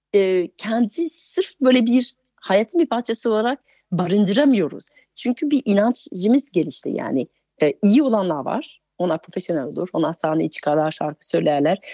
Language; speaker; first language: Turkish; non-native, fluent; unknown